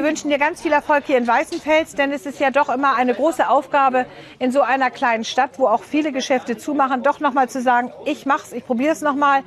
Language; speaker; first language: German; native; German